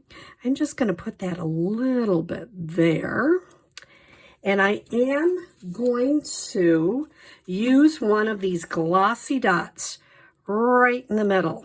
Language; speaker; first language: English; native; English